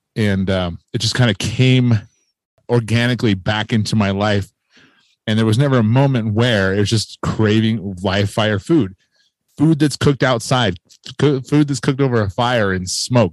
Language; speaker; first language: English; native; English